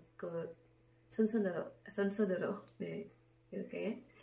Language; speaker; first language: Korean; non-native, learner; Filipino